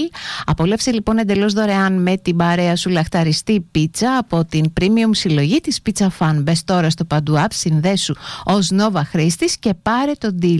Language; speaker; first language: Greek; native; Greek